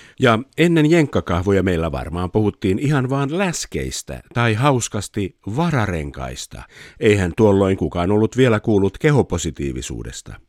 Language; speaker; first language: Finnish; native; Finnish